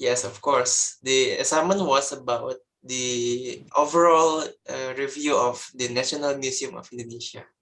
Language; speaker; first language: English; non-native, learner; Indonesian